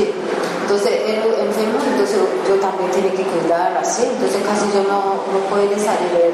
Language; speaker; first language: Spanish; non-native, learner; Japanese